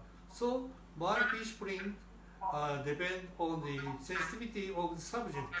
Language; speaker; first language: English; non-native, learner; Japanese